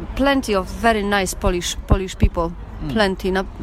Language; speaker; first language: English; non-native, fluent; Polish